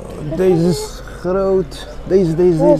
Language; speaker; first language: Dutch; early bilingual, other home language; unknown